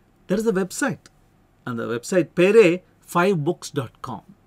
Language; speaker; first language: English; non-native, local second language; Tamil